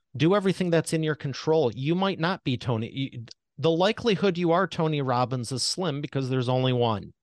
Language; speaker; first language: English; native; English